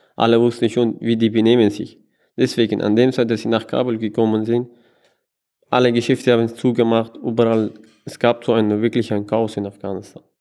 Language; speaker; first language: German; non-native, learner; Persian